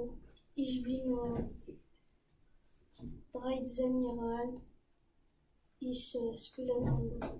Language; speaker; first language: German; non-native, learner; French